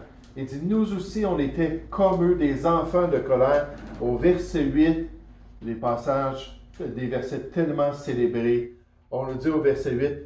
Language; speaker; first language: French; native; French